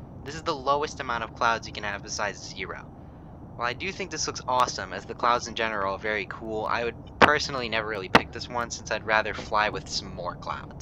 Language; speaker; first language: English; native; English